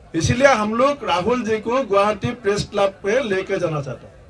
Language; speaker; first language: Hindi; non-native, local second language; Assamese